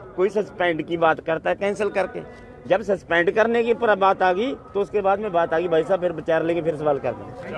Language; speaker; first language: Hindi; non-native, local second language; Punjabi